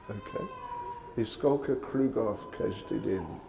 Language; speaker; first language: Russian; non-native, learner; English